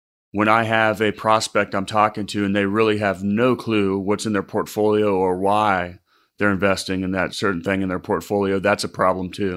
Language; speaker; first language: English; native; English